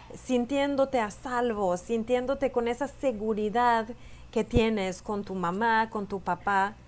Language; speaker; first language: Spanish; non-native, fluent; Swedish